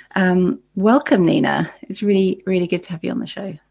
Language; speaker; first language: English; native; English